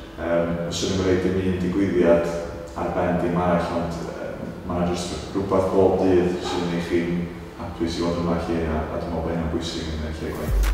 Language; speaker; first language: Welsh; native; Welsh